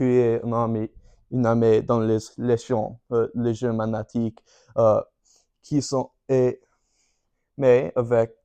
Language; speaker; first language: French; non-native, learner; English